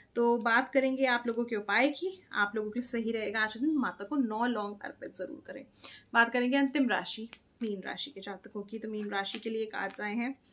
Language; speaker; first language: Hindi; native; Hindi